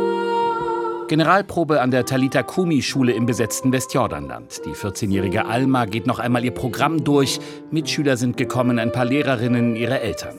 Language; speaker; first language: German; native; German